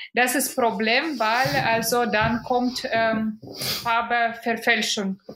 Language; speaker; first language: German; non-native, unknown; Russian